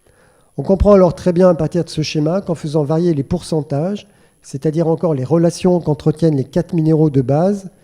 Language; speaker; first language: French; native; French